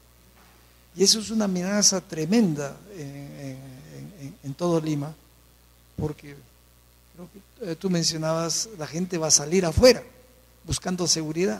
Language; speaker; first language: Spanish; native; Spanish